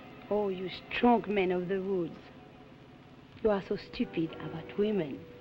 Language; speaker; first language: English; non-native, fluent; French